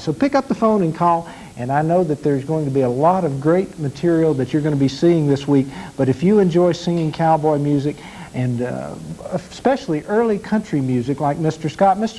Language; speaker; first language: English; native; English